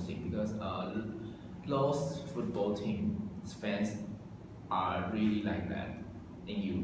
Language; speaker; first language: English; non-native, learner; Chinese